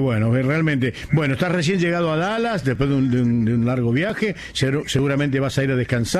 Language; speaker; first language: Spanish; native; Spanish